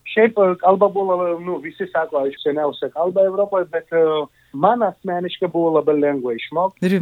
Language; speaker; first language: Lithuanian; non-native, fluent; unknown